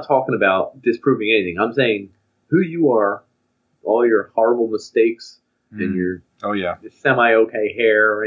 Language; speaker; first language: English; native; English